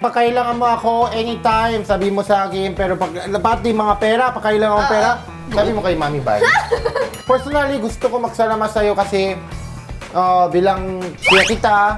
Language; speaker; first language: Filipino; non-native, fluent; Korean